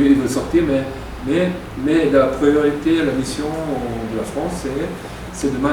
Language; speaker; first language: French; non-native, fluent; Japanese